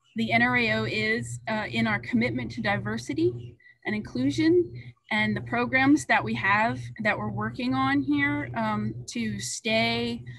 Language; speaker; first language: English; native; English